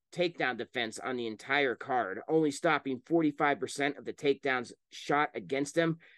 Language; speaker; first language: English; native; English